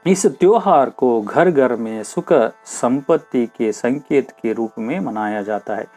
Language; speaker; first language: Hindi; non-native, local second language; Kannada